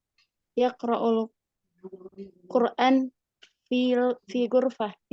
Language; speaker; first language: Arabic; non-native, learner; Indonesian